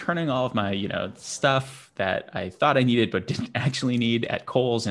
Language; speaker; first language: English; native; English